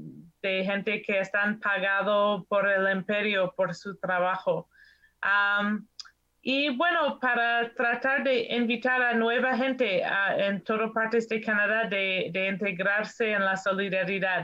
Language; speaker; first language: Spanish; non-native, fluent; English